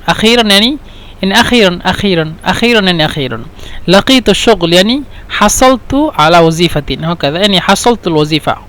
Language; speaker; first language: Egyptian Arabic; non-native, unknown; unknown